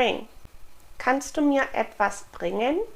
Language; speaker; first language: German; non-native, fluent; English